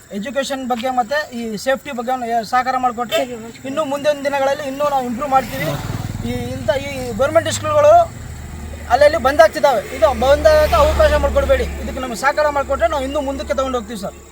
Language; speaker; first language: Kannada; non-native, local second language; Urdu